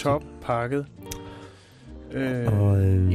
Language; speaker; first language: Danish; native; Danish